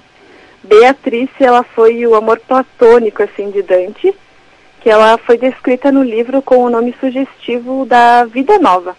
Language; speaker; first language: Portuguese; native; Portuguese